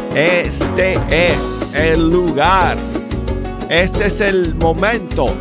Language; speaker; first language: Spanish; native; Spanish